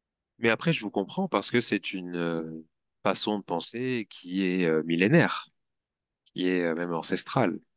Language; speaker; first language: French; native; French